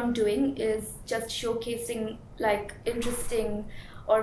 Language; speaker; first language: English; non-native, local second language; Hindi